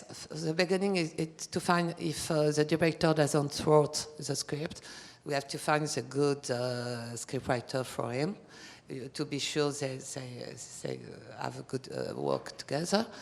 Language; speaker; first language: English; non-native, learner; French